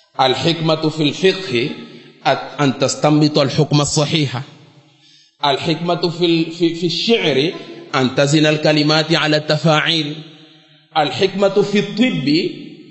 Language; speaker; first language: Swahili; native; Swahili